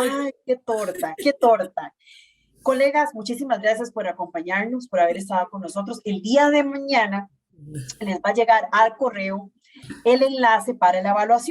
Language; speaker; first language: Spanish; native; Spanish